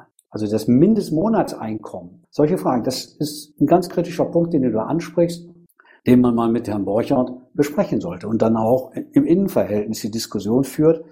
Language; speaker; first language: German; native; German